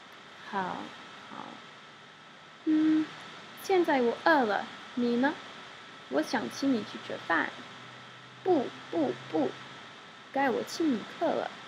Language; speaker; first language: Chinese; non-native, learner; French